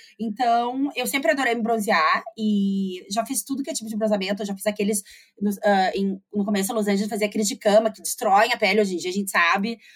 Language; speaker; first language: Portuguese; native; Portuguese